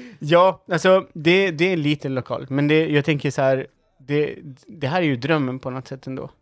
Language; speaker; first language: Swedish; non-native, fluent; Spanish